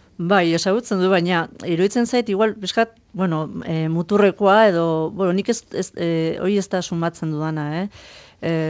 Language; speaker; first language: Basque; non-native, local second language; Spanish